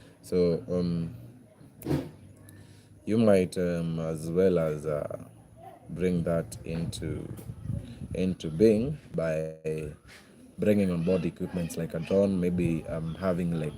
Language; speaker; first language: English; non-native, local second language; Swahili